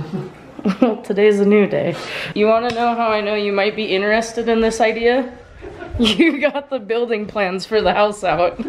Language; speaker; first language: English; native; English